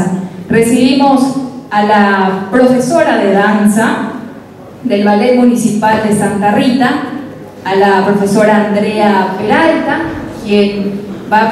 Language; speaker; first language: Spanish; native; Spanish